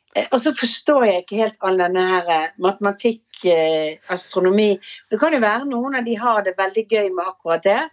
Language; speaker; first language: Norwegian; native; Norwegian